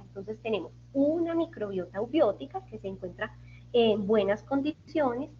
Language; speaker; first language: Spanish; native; Spanish